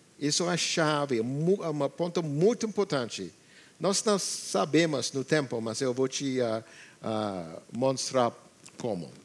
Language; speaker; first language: Portuguese; non-native, learner; English